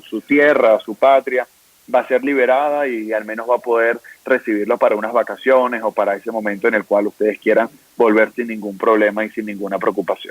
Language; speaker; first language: Spanish; native; Spanish